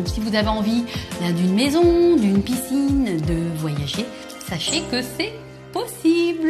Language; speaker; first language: French; native; French